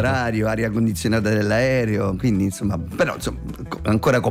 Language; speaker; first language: Italian; native; Italian